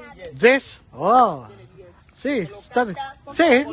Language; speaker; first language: Spanish; non-native, learner; Filipino